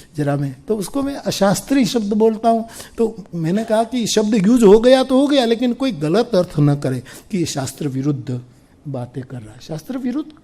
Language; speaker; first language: Hindi; non-native, local second language; Gujarati